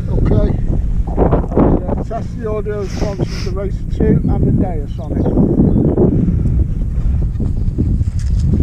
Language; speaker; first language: English; native; English